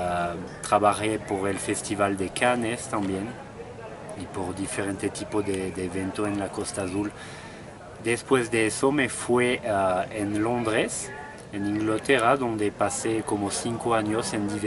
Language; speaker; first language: Spanish; non-native, fluent; French